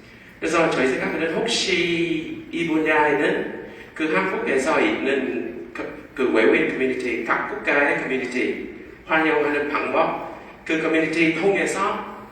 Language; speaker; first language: Korean; non-native, fluent; Vietnamese